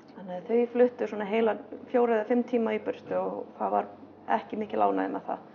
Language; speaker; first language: Icelandic; non-native, fluent; English